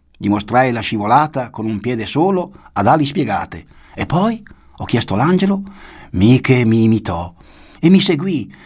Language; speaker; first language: Italian; native; Italian